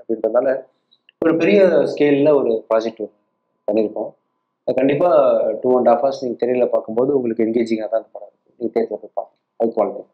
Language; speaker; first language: Tamil; native; Tamil